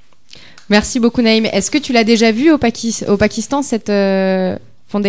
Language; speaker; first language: French; native; French